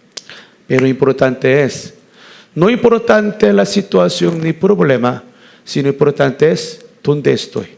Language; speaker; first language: Spanish; non-native, learner; Korean